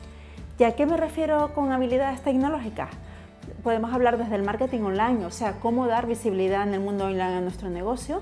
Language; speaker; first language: Spanish; native; Spanish